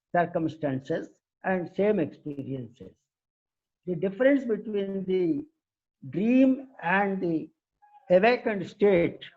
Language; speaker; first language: English; non-native, local second language; Telugu